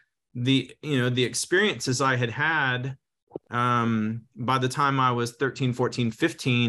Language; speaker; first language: English; native; English